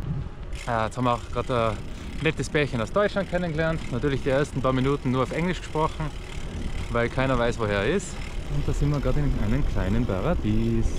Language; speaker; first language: German; native; German